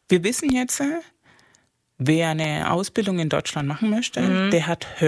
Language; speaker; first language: German; non-native, fluent; Spanish